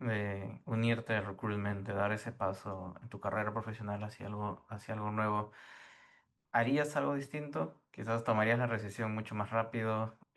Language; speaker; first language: Spanish; native; Spanish